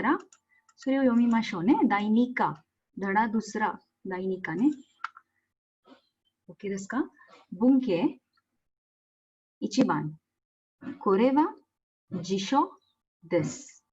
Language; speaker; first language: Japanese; non-native, fluent; Marathi